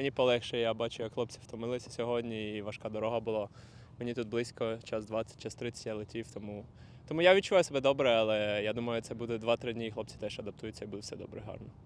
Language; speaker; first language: Ukrainian; non-native, local second language; Russian